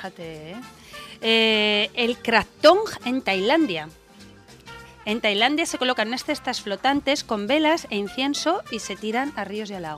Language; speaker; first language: Spanish; native; Spanish